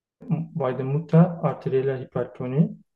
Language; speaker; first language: German; non-native, learner; Turkish